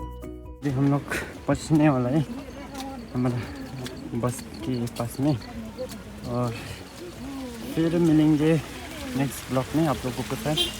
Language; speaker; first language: Hindi; non-native, local second language; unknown